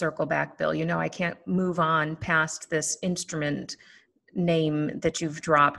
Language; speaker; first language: English; native; English